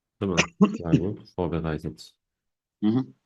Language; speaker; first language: German; non-native, fluent; Turkish